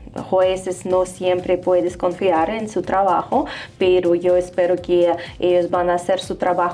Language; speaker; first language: Spanish; non-native, fluent; Russian